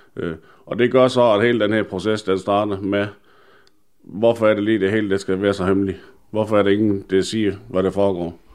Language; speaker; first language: Danish; native; Danish